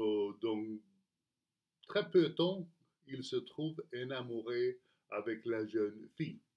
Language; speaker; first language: French; non-native, fluent; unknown